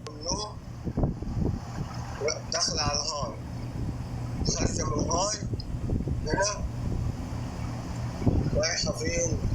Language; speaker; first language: Arabic; native; Arabic